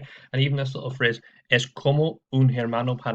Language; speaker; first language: Spanish; non-native, fluent; English